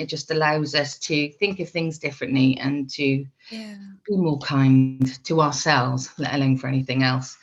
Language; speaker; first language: English; native; English